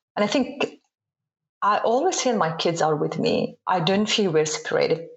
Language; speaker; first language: English; non-native, fluent; Arabic